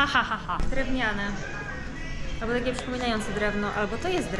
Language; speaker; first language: Polish; native; Polish